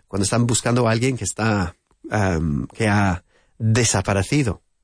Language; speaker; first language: Spanish; non-native, fluent; English